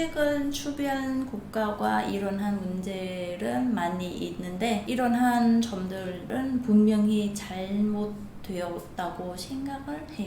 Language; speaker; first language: Korean; non-native, fluent; Vietnamese